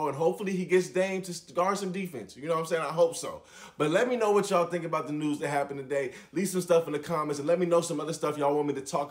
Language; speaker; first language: English; native; English